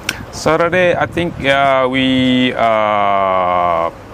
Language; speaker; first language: English; non-native, learner; Japanese